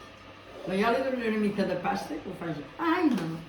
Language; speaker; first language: Catalan; native; Catalan